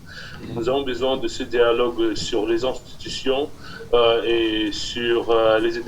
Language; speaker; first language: French; non-native, fluent; Russian